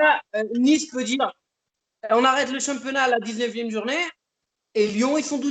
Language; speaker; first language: French; native; French